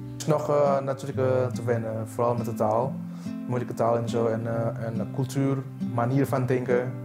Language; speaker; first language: Dutch; non-native, fluent; Indonesian